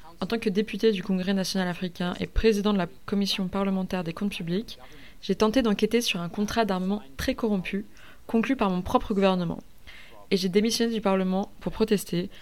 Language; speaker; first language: French; non-native, learner; English